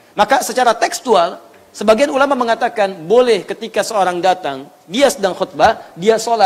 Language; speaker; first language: Indonesian; native; Indonesian